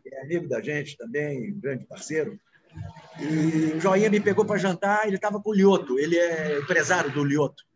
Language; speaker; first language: Portuguese; native; Portuguese